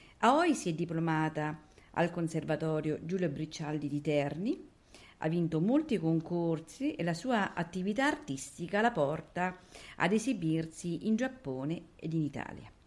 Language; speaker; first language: Italian; native; Italian